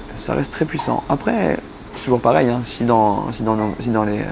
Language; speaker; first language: French; native; French